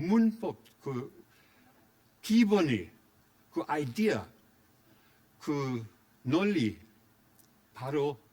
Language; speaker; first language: Korean; non-native, fluent; German